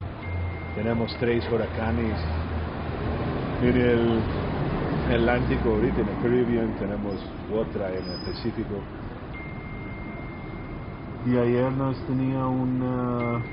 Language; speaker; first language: Spanish; early bilingual, heritage; Spanish